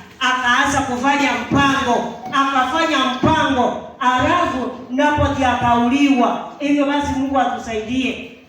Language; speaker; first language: Swahili; non-native, local second language; Gusii